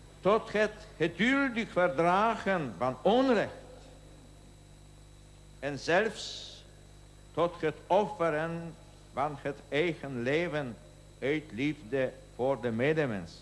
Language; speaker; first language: Dutch; non-native, learner; Polish